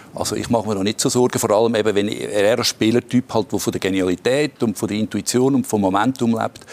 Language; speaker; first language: German; native; German